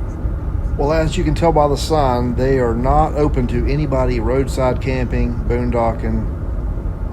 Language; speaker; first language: English; native; English